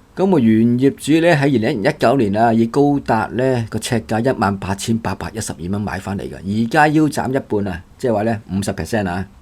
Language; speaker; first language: Cantonese; native; Cantonese